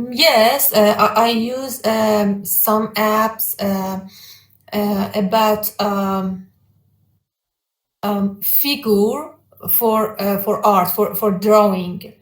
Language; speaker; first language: English; non-native, learner; Persian